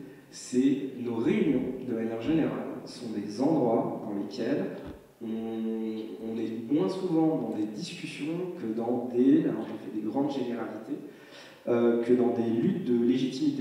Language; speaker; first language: French; native; French